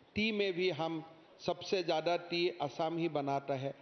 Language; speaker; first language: Hindi; non-native, local second language; Assamese